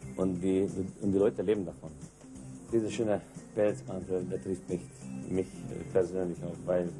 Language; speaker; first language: German; non-native, local second language; Hungarian